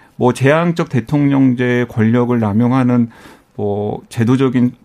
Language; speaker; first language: Korean; native; Korean